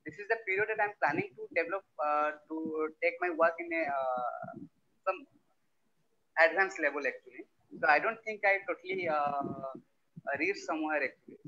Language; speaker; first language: English; non-native, local second language; Odia